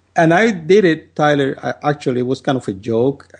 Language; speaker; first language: English; non-native, fluent; Spanish